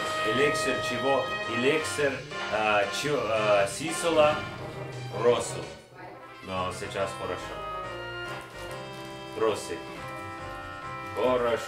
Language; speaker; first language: Russian; non-native, learner; English